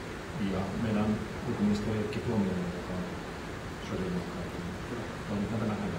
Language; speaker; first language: Finnish; native; Finnish